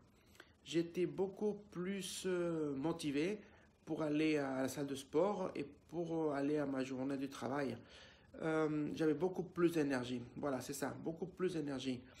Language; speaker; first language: French; non-native, fluent; Spanish